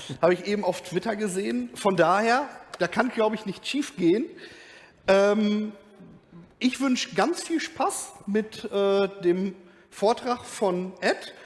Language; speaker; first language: German; native; German